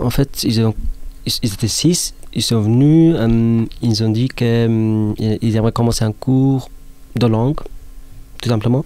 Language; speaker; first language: French; non-native, fluent; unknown